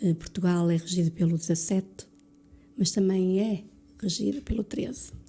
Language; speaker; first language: Portuguese; early bilingual, other home language; French